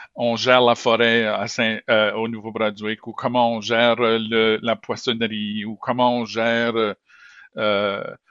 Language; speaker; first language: French; native; French